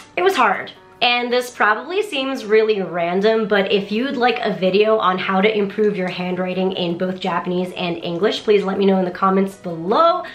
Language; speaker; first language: English; native; English